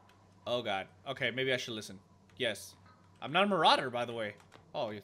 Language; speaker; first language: English; native; English